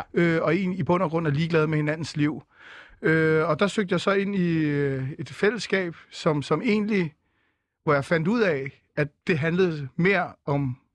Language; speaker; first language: Danish; native; Danish